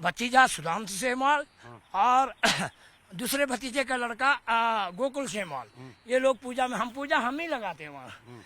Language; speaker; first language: Hindi; native; Hindi